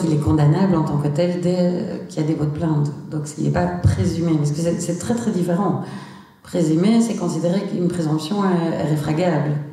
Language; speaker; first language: French; native; French